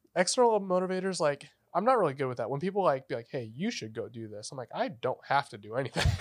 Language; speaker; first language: English; native; English